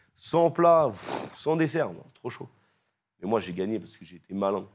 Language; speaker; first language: French; native; French